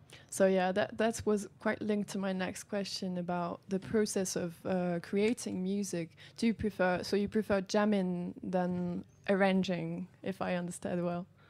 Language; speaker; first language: English; non-native, fluent; French